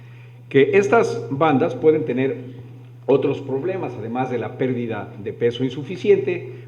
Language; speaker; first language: Spanish; native; Spanish